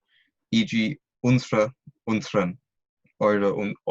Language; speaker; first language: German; non-native, fluent; English